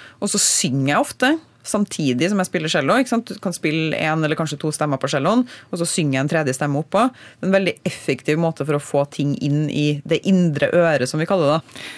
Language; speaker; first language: Norwegian; native; Norwegian